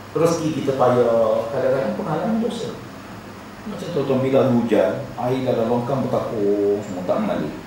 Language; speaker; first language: Malay; native; Malay